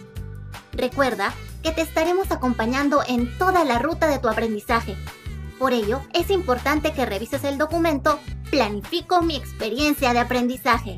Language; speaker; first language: Spanish; native; Spanish